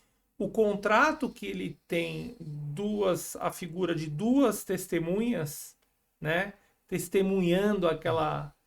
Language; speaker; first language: Portuguese; native; Portuguese